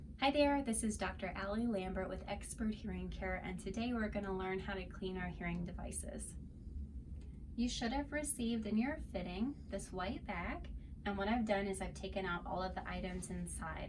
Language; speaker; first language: English; native; English